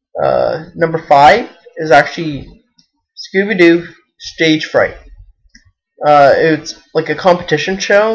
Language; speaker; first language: English; native; English